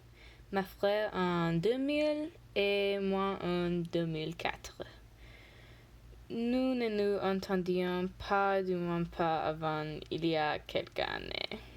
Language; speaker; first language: French; non-native, learner; English